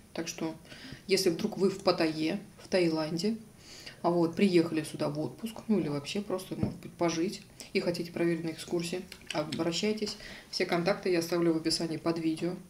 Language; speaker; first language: Russian; native; Russian